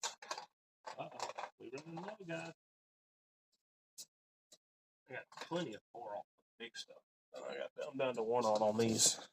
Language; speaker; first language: English; native; English